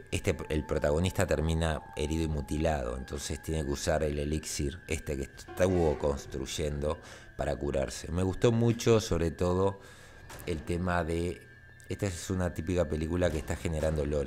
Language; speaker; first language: Spanish; native; Spanish